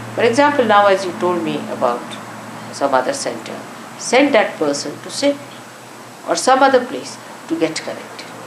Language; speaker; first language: English; non-native, local second language; Marathi